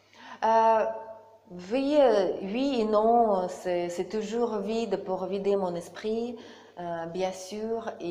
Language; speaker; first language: French; non-native, learner; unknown